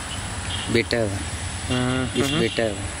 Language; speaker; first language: English; non-native, learner; Sinhala